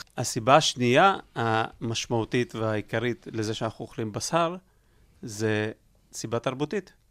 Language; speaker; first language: Hebrew; early bilingual, other home language; Russian